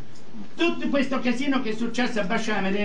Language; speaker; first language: Italian; native; Italian